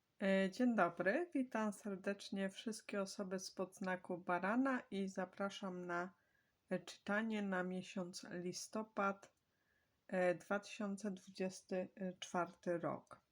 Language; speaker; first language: Polish; native; Polish